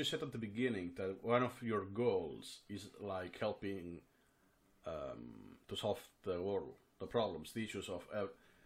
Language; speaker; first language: English; non-native, fluent; Spanish